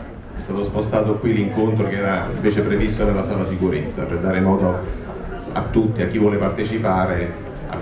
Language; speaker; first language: Italian; native; Italian